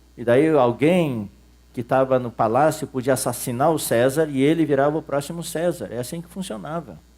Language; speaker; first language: Portuguese; early bilingual, other home language; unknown